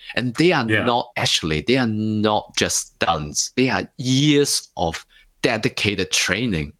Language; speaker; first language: English; non-native, local second language; Cantonese